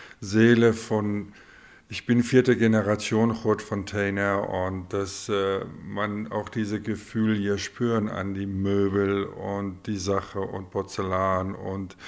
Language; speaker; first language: German; non-native, local second language; Afrikaans